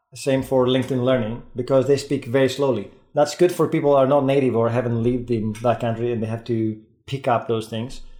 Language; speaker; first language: English; non-native, fluent; Greek